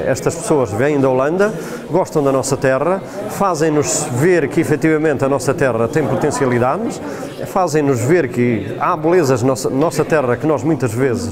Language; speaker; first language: Portuguese; native; Portuguese